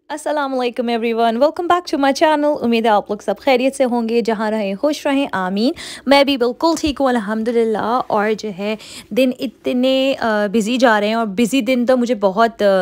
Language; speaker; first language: Urdu; native; Urdu